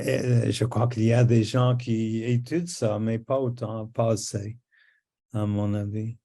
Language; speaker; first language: French; non-native, local second language; English